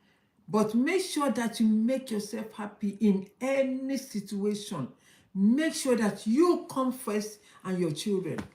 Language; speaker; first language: English; non-native, local second language; Yoruba